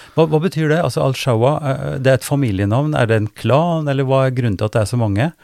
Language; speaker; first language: Norwegian; native; Norwegian